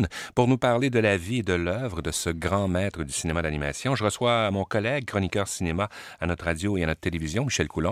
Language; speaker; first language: French; native; French